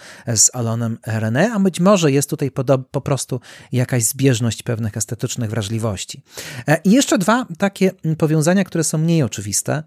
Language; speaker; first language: Polish; native; Polish